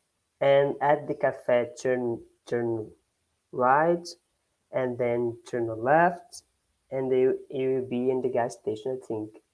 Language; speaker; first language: English; non-native, learner; Portuguese